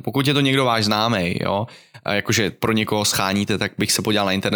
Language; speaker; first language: Czech; native; Czech